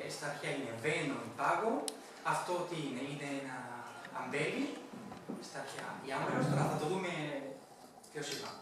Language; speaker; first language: Greek; non-native, fluent; Spanish